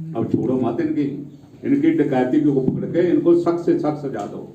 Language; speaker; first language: Hindi; non-native, local second language; Punjabi